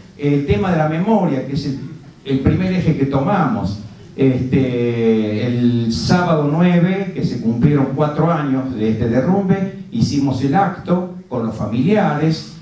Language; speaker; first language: Spanish; native; Spanish